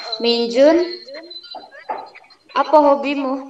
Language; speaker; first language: Korean; non-native, learner; Indonesian